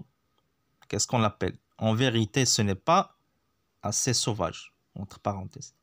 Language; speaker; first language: French; non-native, local second language; Arabic